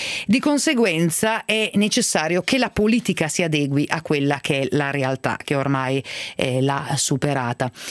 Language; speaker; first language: Italian; native; Italian